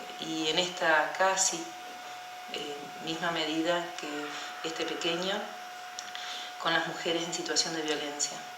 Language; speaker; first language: Spanish; native; Spanish